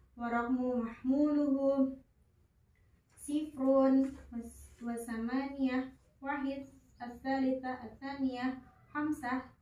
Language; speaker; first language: Arabic; non-native, learner; Indonesian